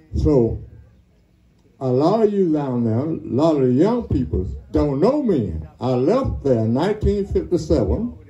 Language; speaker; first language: English; native; English